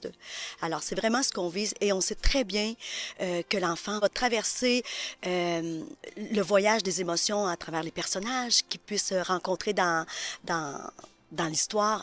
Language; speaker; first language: French; native; French